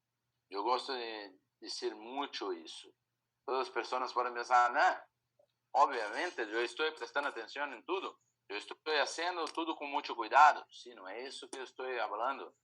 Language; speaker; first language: Spanish; non-native, fluent; Portuguese